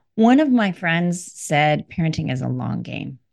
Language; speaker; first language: English; early bilingual, other home language; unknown